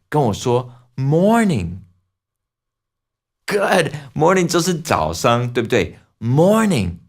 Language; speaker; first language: Chinese; non-native, fluent; English